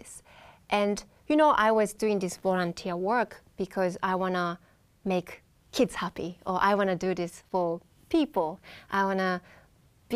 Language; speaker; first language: English; non-native, fluent; Japanese